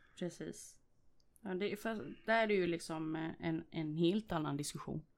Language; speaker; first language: Swedish; early bilingual, other home language; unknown